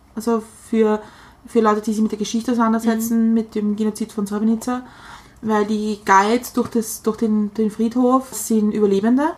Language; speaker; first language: German; native; German